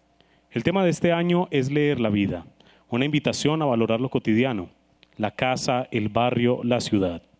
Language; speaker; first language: Spanish; native; Spanish